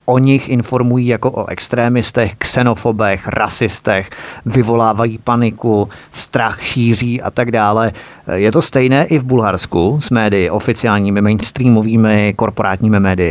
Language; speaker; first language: Czech; native; Czech